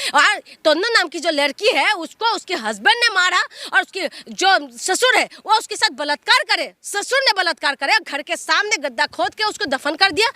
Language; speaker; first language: Hindi; non-native, local second language; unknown